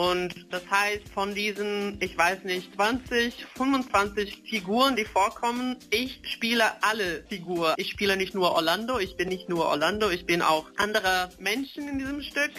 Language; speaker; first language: German; non-native, fluent; Portuguese